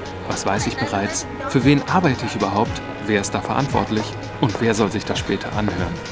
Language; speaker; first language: German; native; German